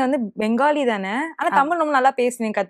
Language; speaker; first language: Tamil; native; Tamil